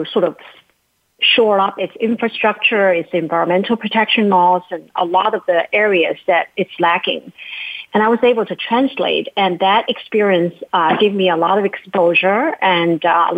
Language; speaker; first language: English; non-native, fluent; Chinese